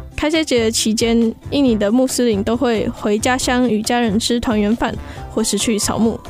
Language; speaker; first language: Chinese; early bilingual, other home language; Indonesian